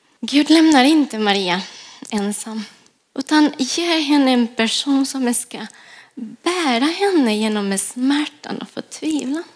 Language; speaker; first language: Swedish; non-native, fluent; Spanish